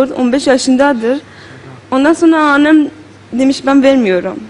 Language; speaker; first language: Turkish; non-native, learner; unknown